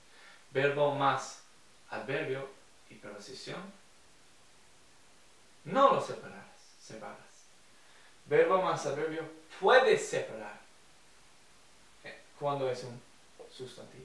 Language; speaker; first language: Spanish; non-native, fluent; English